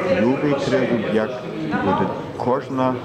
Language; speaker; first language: Ukrainian; early bilingual, heritage; Ukrainian